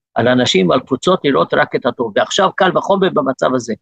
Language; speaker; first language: Hebrew; early bilingual, other home language; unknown